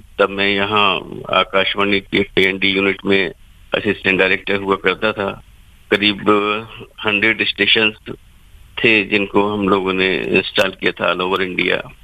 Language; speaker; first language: Hindi; native; Hindi